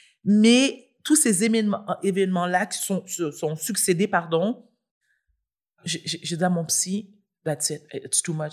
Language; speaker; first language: French; native; French